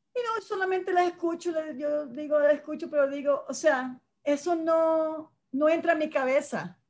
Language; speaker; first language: Spanish; native; Spanish